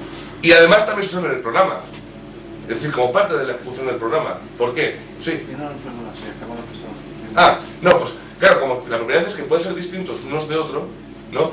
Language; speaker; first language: Spanish; native; Spanish